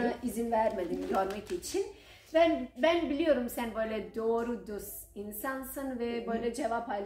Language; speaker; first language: Turkish; non-native, learner; Croatian